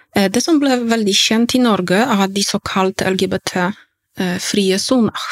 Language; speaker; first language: Norwegian; non-native, fluent; Polish